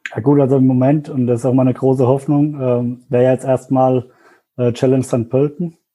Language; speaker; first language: German; native; German